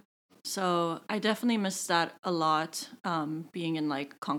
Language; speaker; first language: English; native; English